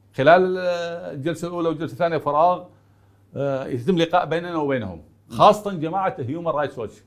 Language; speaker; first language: Arabic; native; Arabic